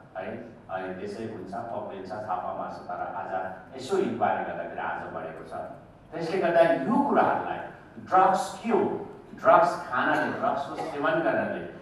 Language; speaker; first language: Nepali; native; Nepali